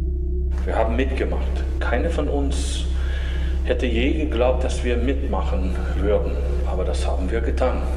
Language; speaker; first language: German; non-native, fluent; English